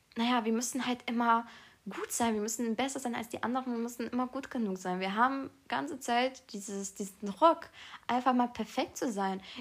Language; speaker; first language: German; early bilingual, other home language; Polish